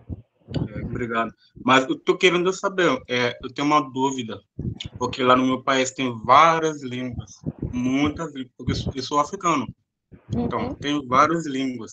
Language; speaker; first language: Portuguese; non-native, fluent; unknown